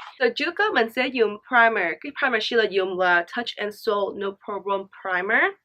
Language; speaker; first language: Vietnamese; early bilingual, heritage; Vietnamese